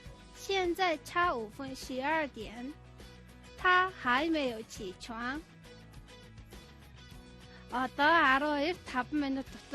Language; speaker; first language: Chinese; non-native, fluent; Mongolian